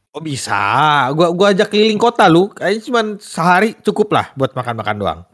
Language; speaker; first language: Indonesian; native; Indonesian